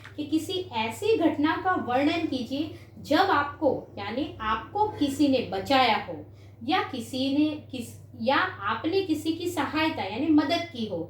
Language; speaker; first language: Hindi; non-native, local second language; Gujarati